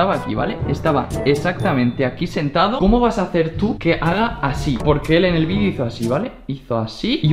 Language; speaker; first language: Spanish; native; Spanish